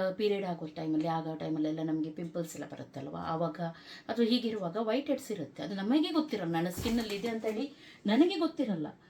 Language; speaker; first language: Kannada; non-native, local second language; Konkani